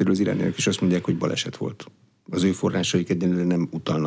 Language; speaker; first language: Hungarian; native; Hungarian